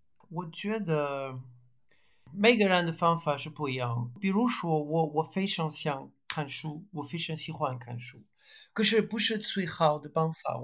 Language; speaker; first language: Chinese; non-native, learner; French